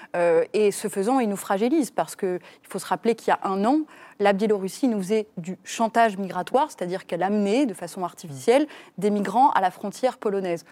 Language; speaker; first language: French; native; French